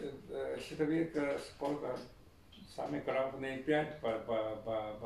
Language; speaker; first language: Russian; non-native, learner; Chinese